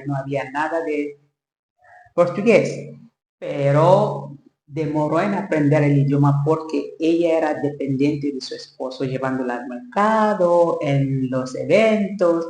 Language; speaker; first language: Spanish; non-native, learner; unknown